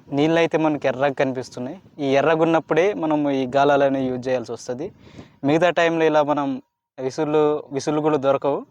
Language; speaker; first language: Telugu; non-native, local second language; Koya